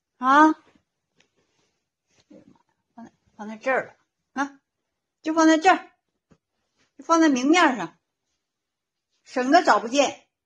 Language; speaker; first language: Chinese; native; Chinese